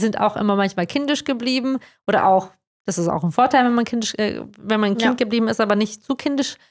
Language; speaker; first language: German; native; German